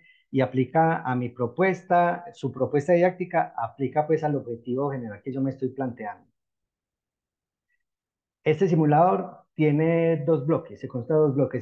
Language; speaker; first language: Spanish; native; Spanish